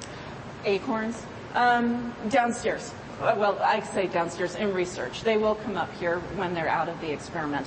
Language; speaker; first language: English; native; English